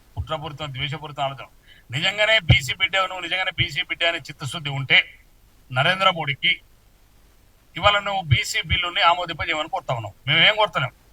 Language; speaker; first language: Telugu; non-native, local second language; Lambadi